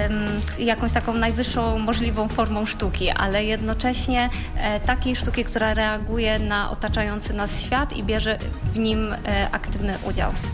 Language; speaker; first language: Polish; native; Polish